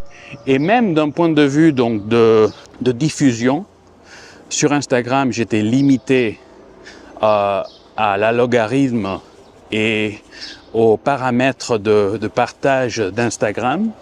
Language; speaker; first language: French; non-native, fluent; Spanish